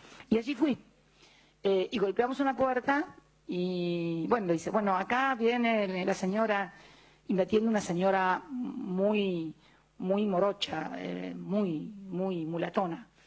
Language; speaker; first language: Spanish; native; Spanish